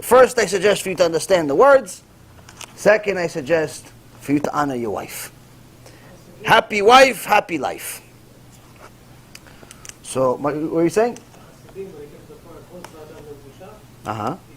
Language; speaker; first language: English; non-native, fluent; Hebrew